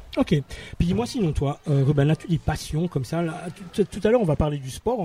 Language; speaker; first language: French; native; French